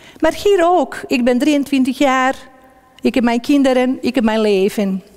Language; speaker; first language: Dutch; non-native, fluent; Bosnian